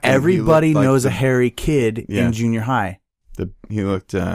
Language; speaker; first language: English; native; English